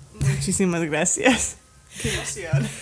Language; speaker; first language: Spanish; non-native, fluent; English